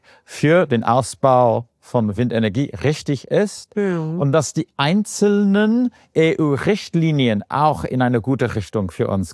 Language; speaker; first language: German; non-native, fluent; English